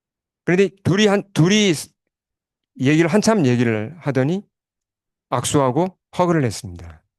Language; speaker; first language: Korean; native; Korean